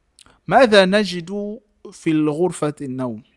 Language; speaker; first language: Arabic; non-native, fluent; French